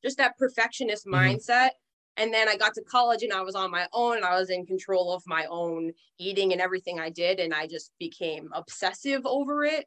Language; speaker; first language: English; native; English